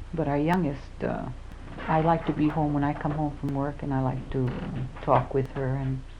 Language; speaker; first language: English; early bilingual, other home language; Finnish